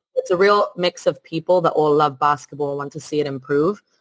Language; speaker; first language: English; non-native, fluent; Italian